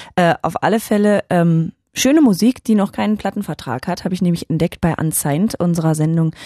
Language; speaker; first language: German; native; German